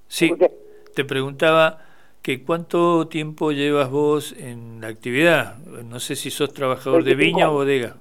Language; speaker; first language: Spanish; native; Spanish